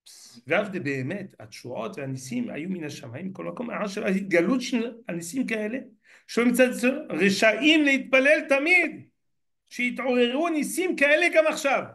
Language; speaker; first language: Hebrew; non-native, fluent; French